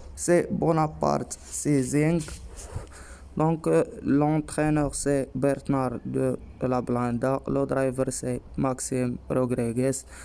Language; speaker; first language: French; non-native, local second language; Arabic